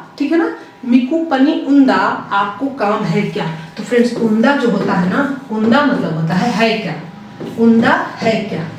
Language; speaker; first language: Hindi; native; Hindi